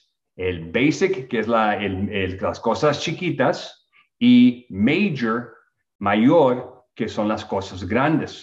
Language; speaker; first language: Spanish; early bilingual, other home language; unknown